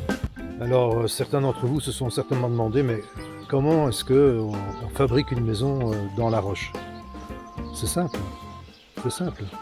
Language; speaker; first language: French; native; French